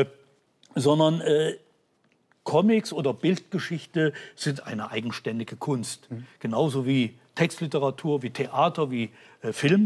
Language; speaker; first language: German; native; German